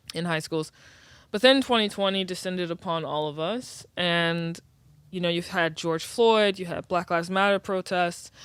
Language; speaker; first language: English; native; English